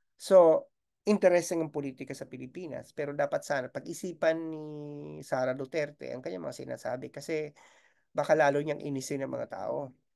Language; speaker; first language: Filipino; non-native, local second language; Bikol